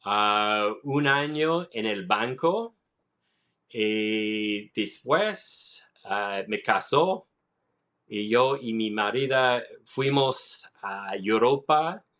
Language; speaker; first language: Spanish; non-native, learner; English